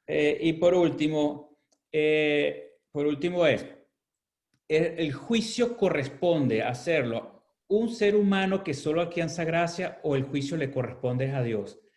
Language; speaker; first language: Spanish; native; Spanish